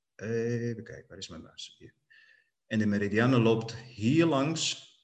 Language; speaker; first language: Dutch; non-native, fluent; Portuguese